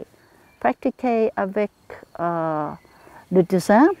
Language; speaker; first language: French; non-native, learner; English